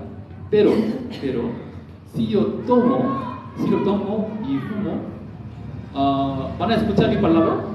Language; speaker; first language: Spanish; non-native, learner; Korean